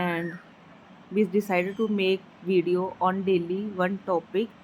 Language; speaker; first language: English; non-native, learner; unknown